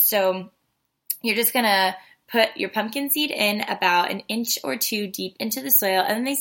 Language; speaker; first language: English; native; English